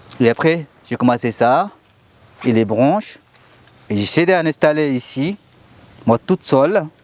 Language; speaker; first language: French; non-native, learner; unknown